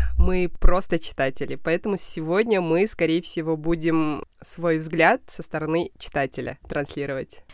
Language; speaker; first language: Russian; non-native, local second language; Kazakh